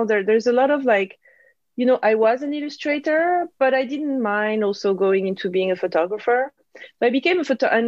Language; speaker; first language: English; non-native, fluent; French